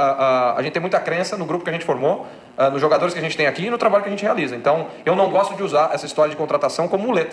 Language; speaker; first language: Portuguese; native; Portuguese